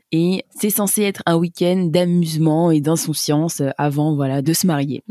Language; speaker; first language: French; native; French